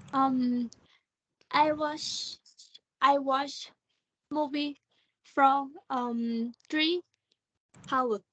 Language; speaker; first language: English; non-native, learner; Thai